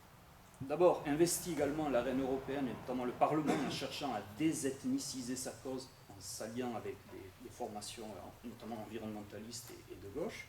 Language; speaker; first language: French; native; French